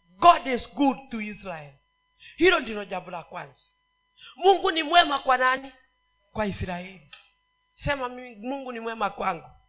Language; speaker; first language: Swahili; non-native, local second language; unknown